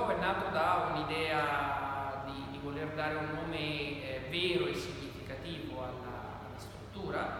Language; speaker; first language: Italian; native; Italian